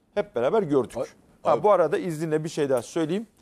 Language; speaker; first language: Turkish; native; Turkish